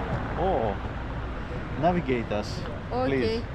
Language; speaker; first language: English; non-native, learner; Greek